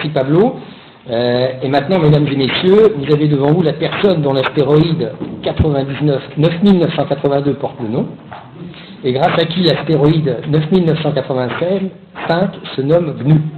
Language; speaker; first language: French; native; French